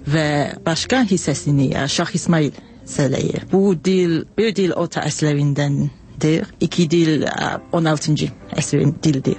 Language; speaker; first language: Azerbaijani; non-native, learner; English